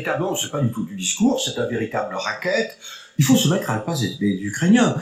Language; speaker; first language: French; native; French